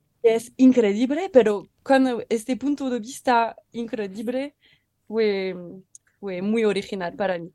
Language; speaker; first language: Spanish; non-native, learner; French